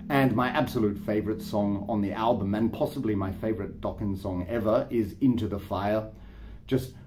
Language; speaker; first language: English; native; English